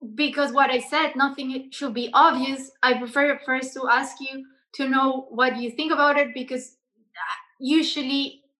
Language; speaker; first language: English; non-native, learner; Spanish